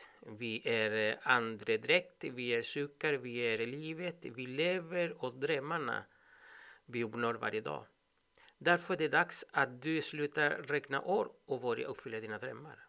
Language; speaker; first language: Swedish; non-native, fluent; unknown